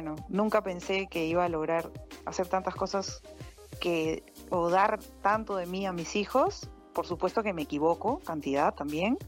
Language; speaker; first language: Spanish; native; Spanish